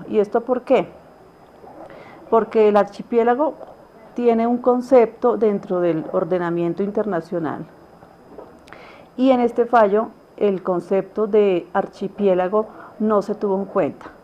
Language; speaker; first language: Spanish; native; Spanish